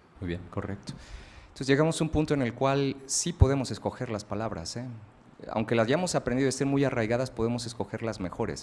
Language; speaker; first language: Spanish; native; Spanish